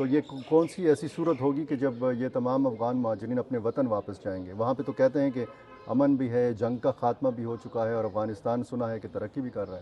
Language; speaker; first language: Urdu; non-native, local second language; Pashto